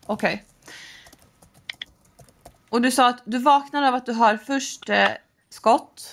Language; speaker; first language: Swedish; native; Swedish